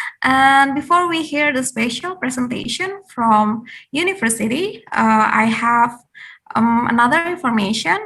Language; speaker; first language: English; non-native, fluent; Indonesian